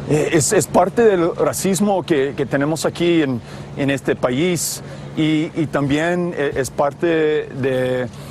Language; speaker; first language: Spanish; non-native, fluent; English